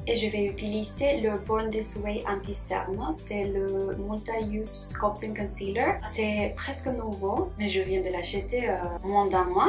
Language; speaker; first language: French; non-native, fluent; Spanish